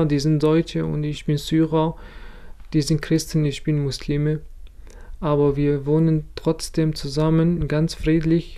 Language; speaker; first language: German; non-native, fluent; Kurdish